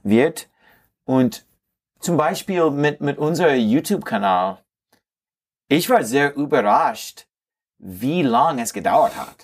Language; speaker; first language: German; non-native, learner; English